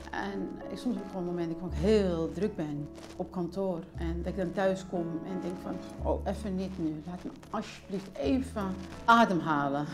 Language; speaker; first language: Dutch; early bilingual, other home language; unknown